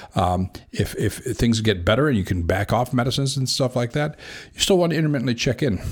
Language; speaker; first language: English; native; English